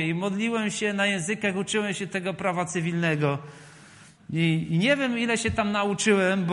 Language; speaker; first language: Polish; native; Polish